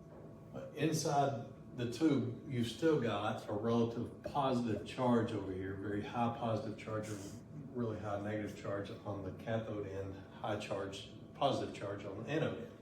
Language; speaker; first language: English; native; English